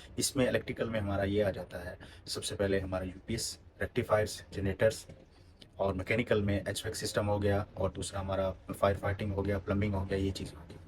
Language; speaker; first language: Urdu; non-native, local second language; Punjabi